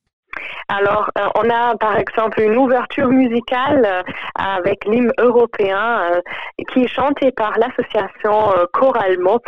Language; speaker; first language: French; non-native, fluent; German